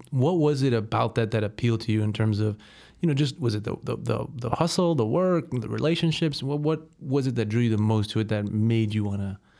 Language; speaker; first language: English; native; English